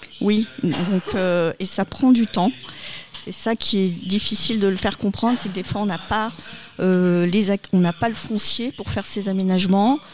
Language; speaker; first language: French; native; French